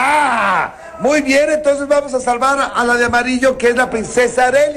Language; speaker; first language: Spanish; native; Spanish